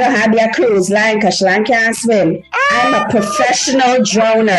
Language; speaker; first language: English; early bilingual, other home language; Haitian Creole